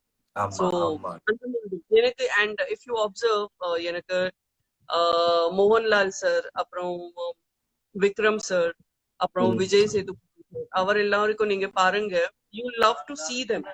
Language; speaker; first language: Tamil; non-native, fluent; Gujarati